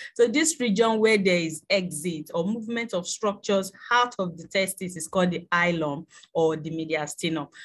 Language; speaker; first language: English; non-native, local second language; Yoruba